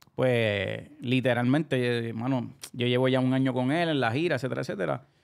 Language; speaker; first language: Spanish; native; Spanish